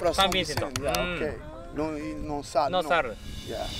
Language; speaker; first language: English; non-native, learner; Portuguese